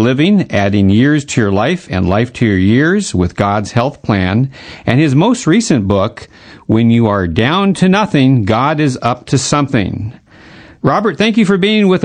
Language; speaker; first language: English; native; English